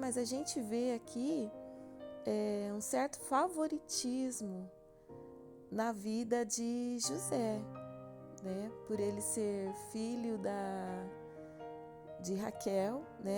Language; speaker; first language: Portuguese; native; Portuguese